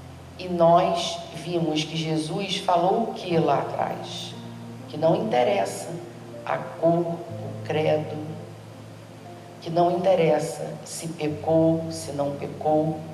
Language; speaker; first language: Portuguese; native; Portuguese